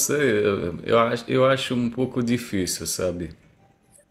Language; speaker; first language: Portuguese; non-native, fluent; Arabic